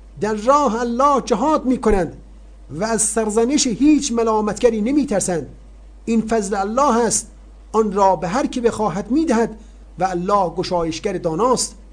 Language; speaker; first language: Persian; native; Persian